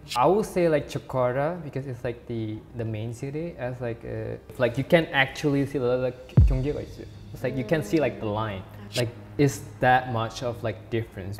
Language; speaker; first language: English; non-native, fluent; Indonesian